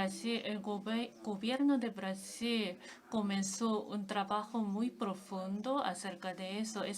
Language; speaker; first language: Spanish; non-native, fluent; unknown